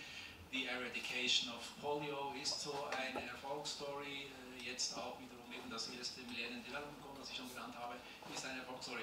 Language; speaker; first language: German; native; German